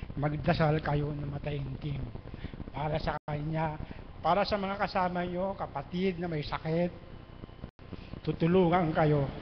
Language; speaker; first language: Filipino; native; Filipino